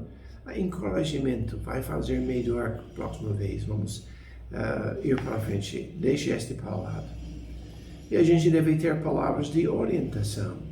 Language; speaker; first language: Portuguese; non-native, fluent; English